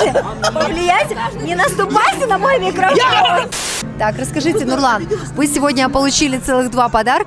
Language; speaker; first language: Russian; native; Russian